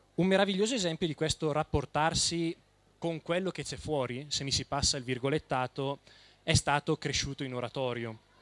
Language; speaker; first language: Italian; native; Italian